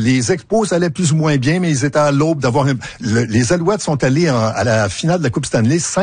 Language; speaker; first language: French; native; French